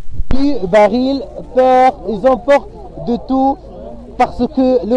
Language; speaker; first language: French; non-native, fluent; Arabic